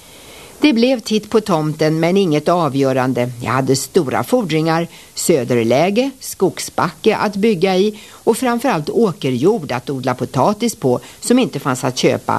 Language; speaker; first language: Swedish; native; Swedish